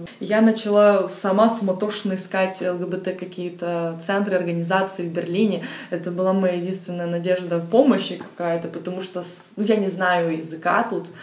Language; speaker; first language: Russian; native; Russian